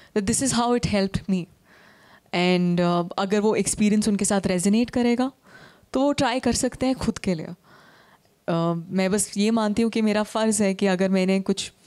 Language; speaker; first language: Hindi; native; Hindi